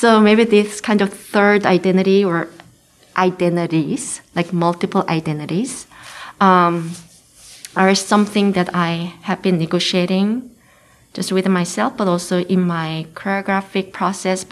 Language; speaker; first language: English; non-native, fluent; Korean